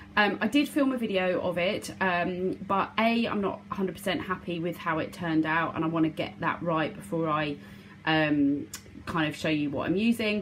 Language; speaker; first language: English; native; English